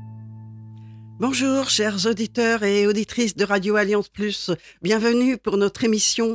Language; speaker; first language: French; native; French